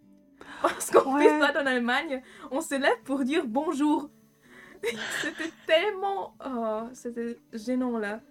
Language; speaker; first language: French; non-native, fluent; German